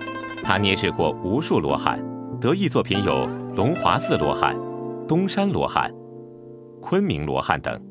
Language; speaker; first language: Chinese; native; Chinese